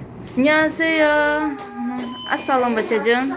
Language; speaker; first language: Korean; non-native, learner; Tajik